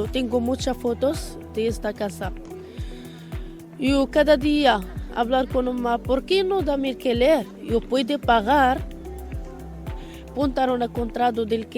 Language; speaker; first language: Spanish; non-native, learner; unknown